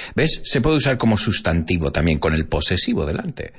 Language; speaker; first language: Spanish; non-native, fluent; English